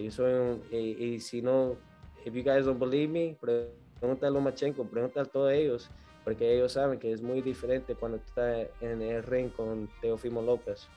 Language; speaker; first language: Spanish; early bilingual, heritage; Spanish